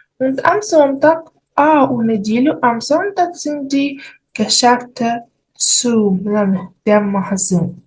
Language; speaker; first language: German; non-native, fluent; Ukrainian